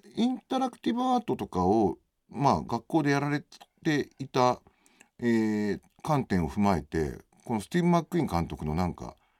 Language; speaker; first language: Japanese; native; Japanese